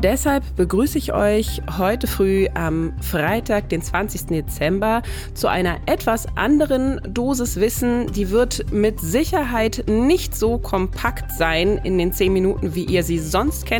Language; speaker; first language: German; native; German